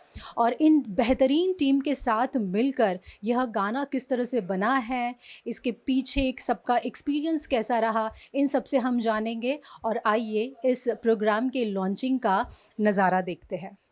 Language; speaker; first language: Hindi; native; Hindi